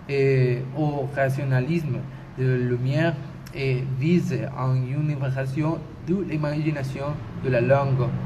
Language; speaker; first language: French; non-native, learner; Spanish